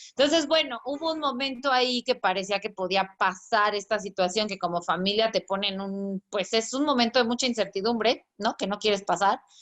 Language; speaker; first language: Spanish; native; Spanish